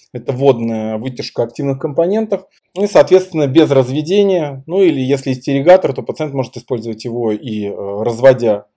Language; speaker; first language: Russian; native; Russian